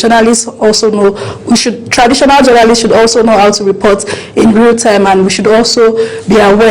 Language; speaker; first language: English; non-native, local second language; Yoruba